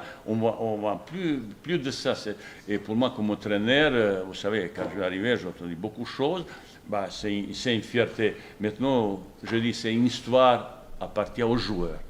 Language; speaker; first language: French; non-native, fluent; Bosnian